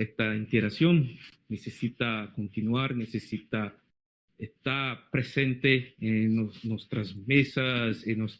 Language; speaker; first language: Spanish; non-native, learner; Portuguese